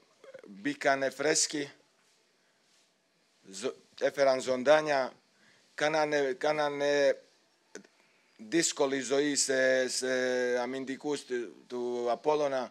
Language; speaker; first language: Greek; non-native, fluent; Serbian